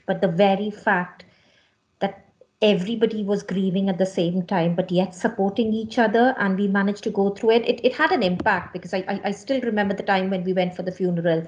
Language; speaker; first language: English; non-native, local second language; Hindi